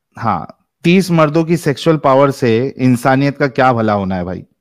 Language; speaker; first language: Hindi; native; Hindi